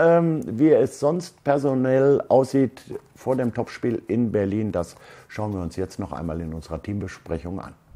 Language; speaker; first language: German; native; German